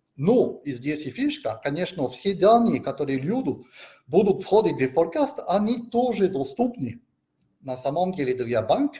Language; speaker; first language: Russian; non-native, fluent; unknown